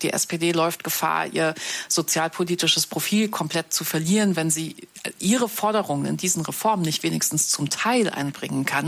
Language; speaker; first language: German; native; German